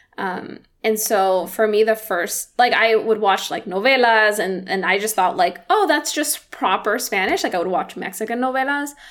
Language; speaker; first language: English; early bilingual, other home language; Spanish